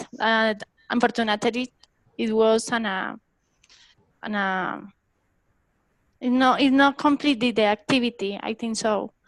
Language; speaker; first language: English; non-native, fluent; Spanish